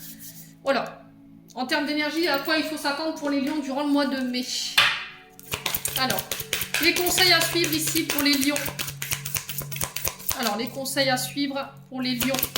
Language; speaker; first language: French; native; French